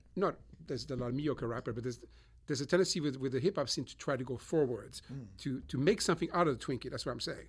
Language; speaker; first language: English; non-native, fluent; French